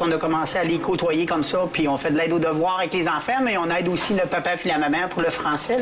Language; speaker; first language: French; native; French